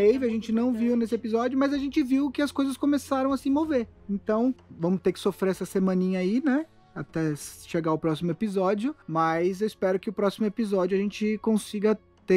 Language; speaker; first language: Portuguese; native; Portuguese